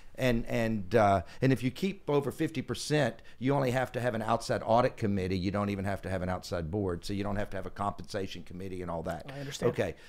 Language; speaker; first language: English; native; English